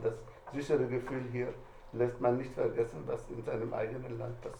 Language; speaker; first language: German; non-native, fluent; Arabic